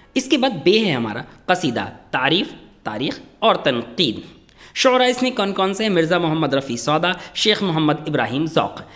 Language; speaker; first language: Urdu; native; Urdu